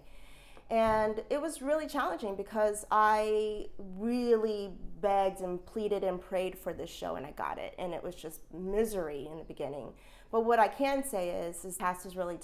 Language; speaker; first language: English; native; English